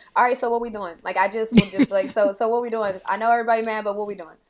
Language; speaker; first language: English; native; English